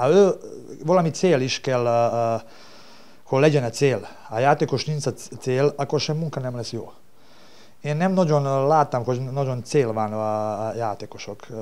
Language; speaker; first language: Hungarian; non-native, learner; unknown